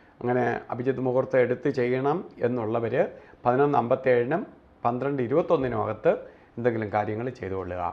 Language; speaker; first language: Malayalam; native; Malayalam